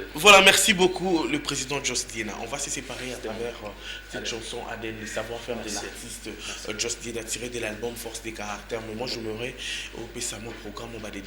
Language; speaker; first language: French; non-native, local second language; Lingala